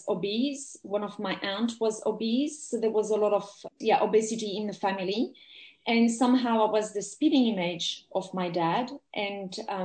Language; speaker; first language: English; non-native, fluent; French